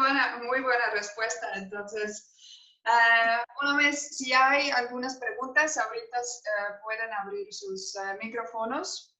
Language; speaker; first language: Spanish; non-native, learner; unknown